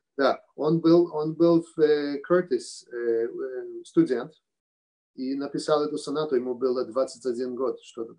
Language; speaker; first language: Russian; early bilingual, heritage; Russian